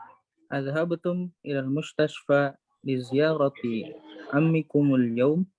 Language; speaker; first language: Arabic; non-native, learner; Indonesian